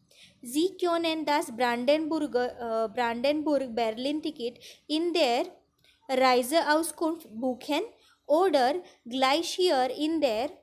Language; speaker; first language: German; non-native, fluent; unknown